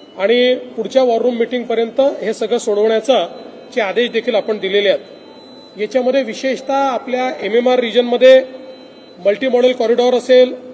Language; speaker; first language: Marathi; native; Marathi